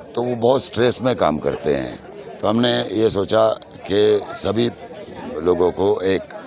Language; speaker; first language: Hindi; non-native, local second language; Bangla